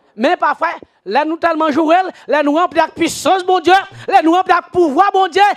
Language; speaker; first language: French; native; French